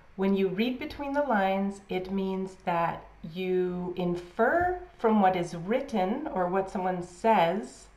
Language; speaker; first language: English; native; English